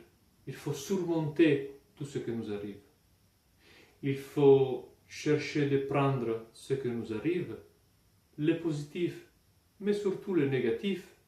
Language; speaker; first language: French; non-native, fluent; Italian